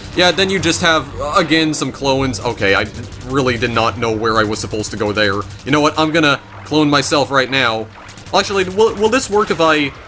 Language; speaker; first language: English; native; English